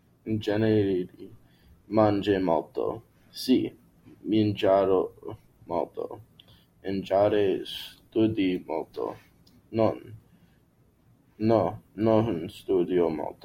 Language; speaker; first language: Italian; non-native, learner; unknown